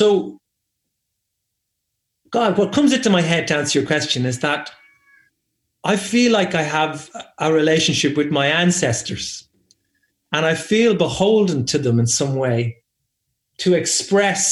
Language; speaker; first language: English; native; English